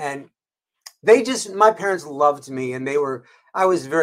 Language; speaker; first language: English; native; English